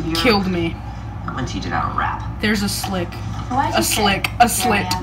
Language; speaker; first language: English; native; English